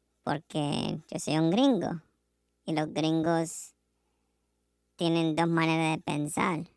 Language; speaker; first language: Spanish; non-native, learner; English